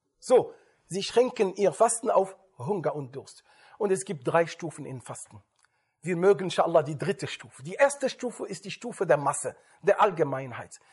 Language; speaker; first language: German; non-native, fluent; Arabic